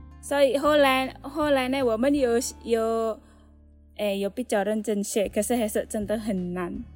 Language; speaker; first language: Chinese; non-native, learner; Indonesian